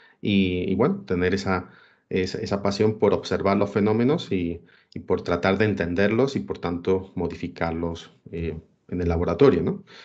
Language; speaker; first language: Spanish; native; Spanish